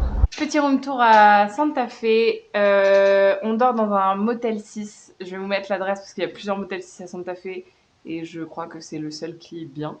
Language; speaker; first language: French; native; French